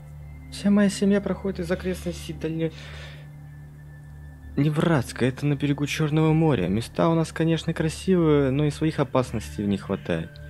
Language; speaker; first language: Russian; native; Russian